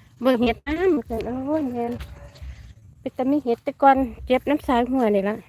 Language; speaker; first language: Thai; non-native, local second language; Lao